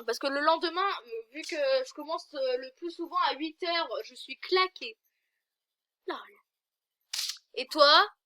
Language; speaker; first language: French; native; French